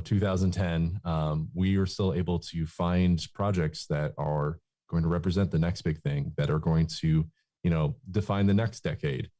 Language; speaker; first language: English; native; English